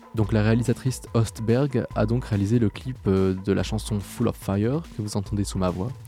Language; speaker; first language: French; native; French